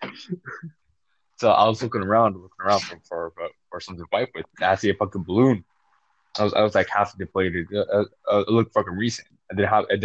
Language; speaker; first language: English; non-native, fluent; Spanish